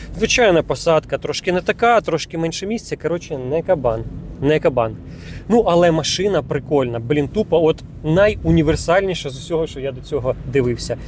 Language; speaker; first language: Ukrainian; non-native, local second language; Russian